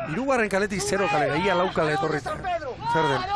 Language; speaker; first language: Basque; native; Basque